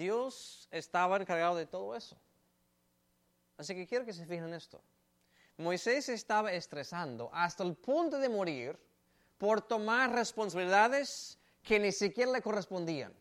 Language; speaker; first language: Spanish; native; Spanish